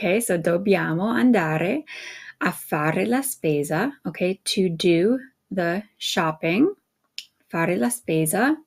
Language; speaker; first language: Italian; non-native, fluent; English